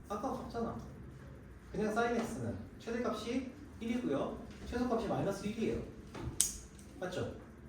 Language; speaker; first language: Korean; native; Korean